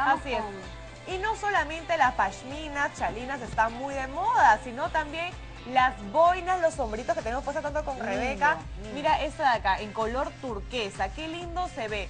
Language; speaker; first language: Spanish; native; Spanish